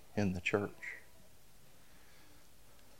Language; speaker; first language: English; native; English